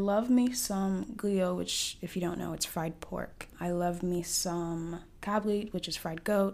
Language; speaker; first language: English; early bilingual, other home language; Haitian Creole